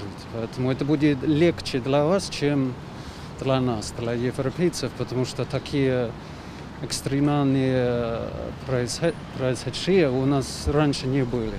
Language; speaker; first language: Russian; non-native, fluent; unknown